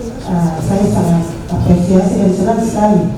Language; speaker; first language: Indonesian; non-native, local second language; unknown